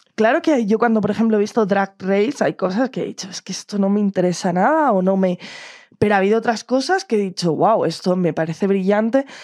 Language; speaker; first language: Spanish; native; Spanish